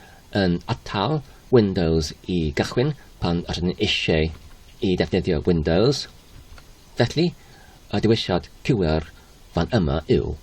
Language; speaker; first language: Welsh; non-native, learner; Polish